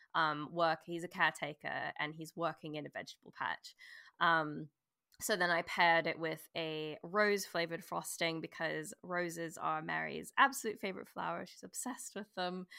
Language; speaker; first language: English; native; English